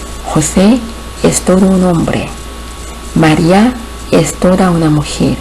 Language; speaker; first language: Spanish; non-native, fluent; Korean